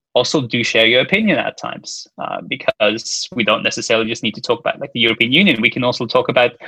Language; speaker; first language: English; non-native, fluent; Luxembourgish